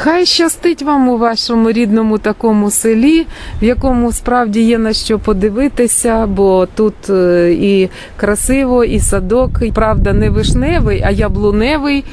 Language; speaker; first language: Ukrainian; native; Ukrainian